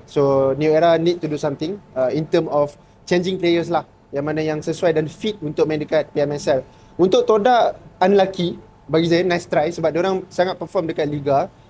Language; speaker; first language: Malay; native; Malay